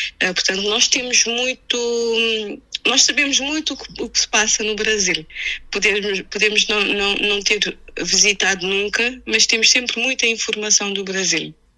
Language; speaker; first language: Portuguese; non-native, local second language; Kabuverdianu